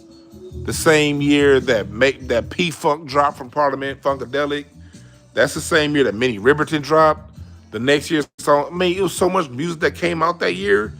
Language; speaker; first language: English; native; English